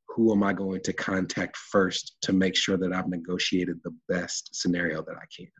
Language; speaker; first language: English; native; English